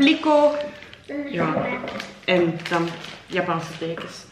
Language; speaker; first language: Dutch; native; Dutch